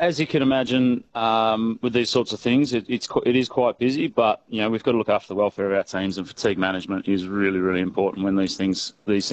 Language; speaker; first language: English; native; English